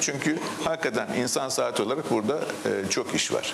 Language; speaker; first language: Turkish; native; Turkish